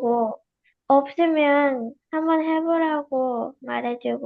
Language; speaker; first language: Korean; early bilingual, heritage; Korean